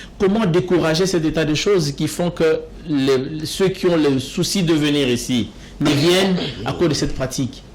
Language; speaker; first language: French; non-native, local second language; Lingala